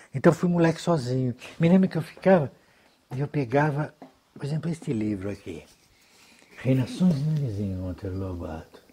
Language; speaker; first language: Portuguese; native; Portuguese